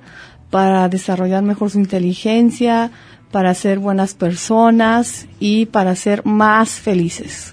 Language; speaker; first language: Spanish; native; Spanish